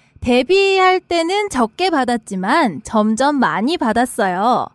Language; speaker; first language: Korean; non-native, learner; Japanese